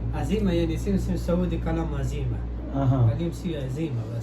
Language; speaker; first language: Arabic; non-native, learner; Pashto